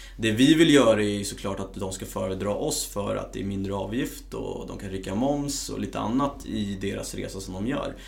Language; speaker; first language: Swedish; early bilingual, other home language; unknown